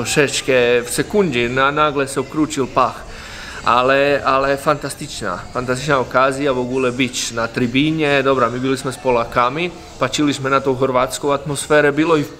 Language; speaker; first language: Polish; non-native, fluent; Croatian